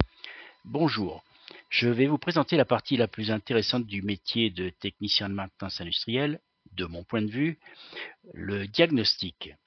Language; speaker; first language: French; native; French